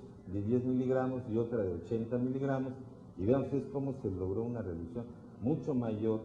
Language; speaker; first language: Spanish; native; Spanish